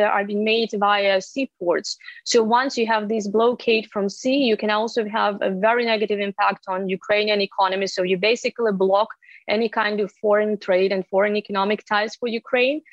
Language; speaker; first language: English; non-native, fluent; Ukrainian